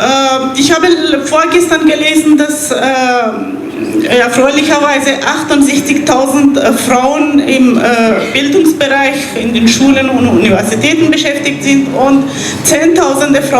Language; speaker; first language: German; non-native, fluent; Pashto